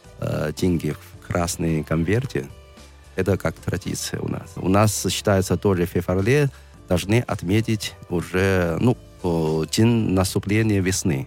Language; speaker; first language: Russian; non-native, learner; Chinese